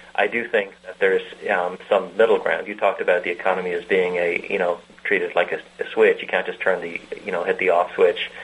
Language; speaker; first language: English; native; English